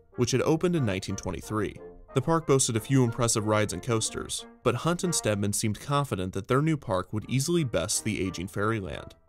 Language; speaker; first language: English; native; English